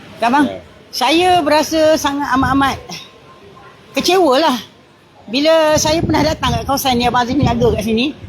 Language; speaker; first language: Malay; native; Malay